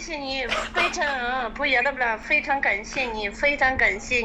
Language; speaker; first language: Chinese; non-native, local second language; Tibetan